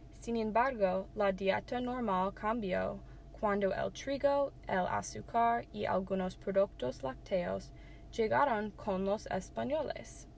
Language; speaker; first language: Spanish; non-native, learner; English